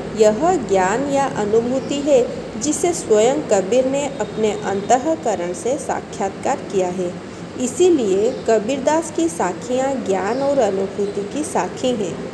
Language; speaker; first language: Hindi; non-native, local second language; Odia